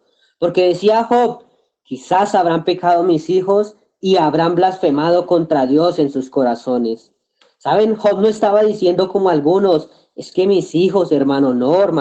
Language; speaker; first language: Spanish; native; Spanish